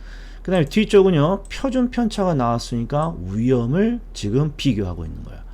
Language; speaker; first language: Korean; native; Korean